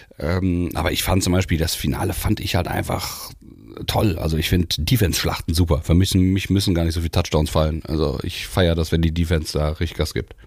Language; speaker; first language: German; native; German